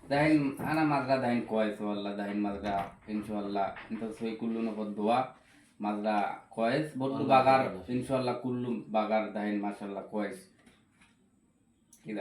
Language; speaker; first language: Arabic; non-native, learner; Bangla